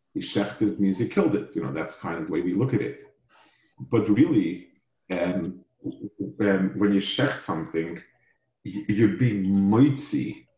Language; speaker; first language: English; native; English